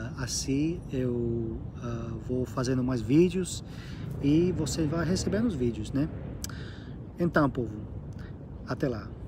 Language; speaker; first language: Portuguese; non-native, learner; English